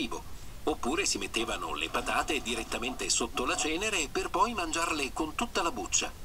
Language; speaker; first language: Italian; native; Italian